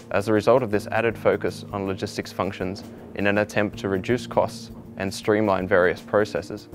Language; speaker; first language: English; native; English